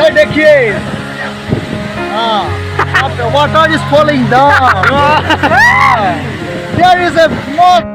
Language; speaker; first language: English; non-native, learner; Karbi